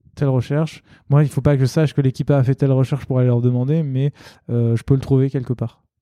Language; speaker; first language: French; native; French